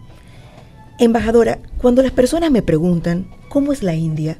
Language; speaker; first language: Spanish; native; Spanish